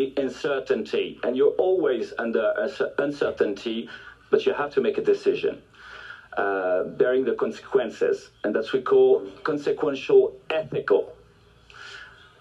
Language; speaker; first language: English; non-native, fluent; French